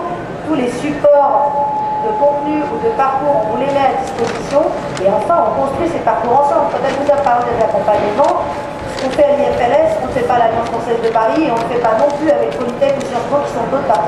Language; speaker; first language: French; native; French